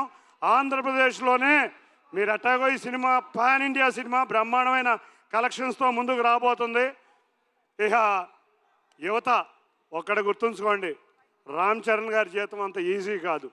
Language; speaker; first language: Telugu; native; Telugu